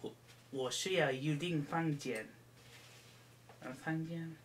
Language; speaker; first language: Chinese; non-native, learner; English